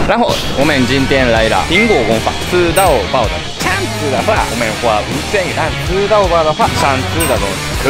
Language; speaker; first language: Chinese; non-native, fluent; Japanese